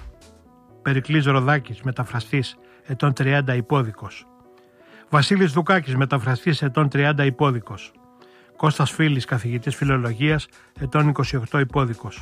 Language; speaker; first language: Greek; native; Greek